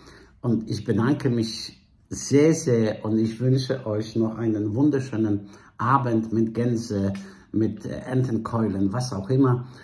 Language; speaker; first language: German; non-native, fluent; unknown